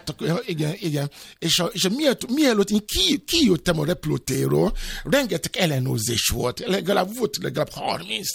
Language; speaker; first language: Hungarian; non-native, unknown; Yoruba